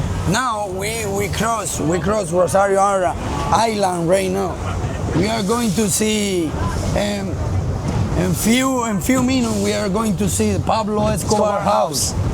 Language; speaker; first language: English; non-native, learner; Spanish